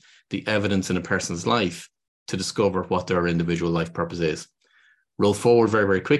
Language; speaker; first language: English; native; English